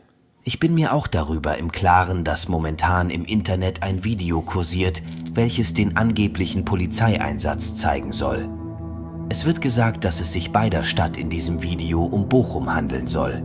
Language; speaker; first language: German; native; German